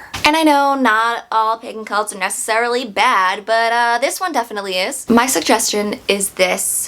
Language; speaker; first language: English; native; English